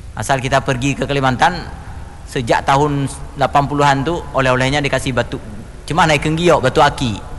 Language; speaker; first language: Indonesian; non-native, local second language; Achinese